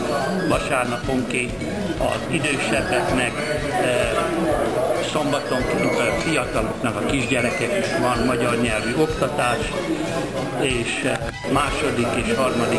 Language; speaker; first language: Hungarian; early bilingual, heritage; Hungarian